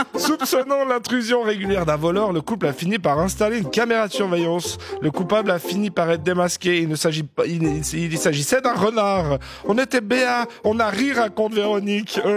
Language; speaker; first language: French; native; French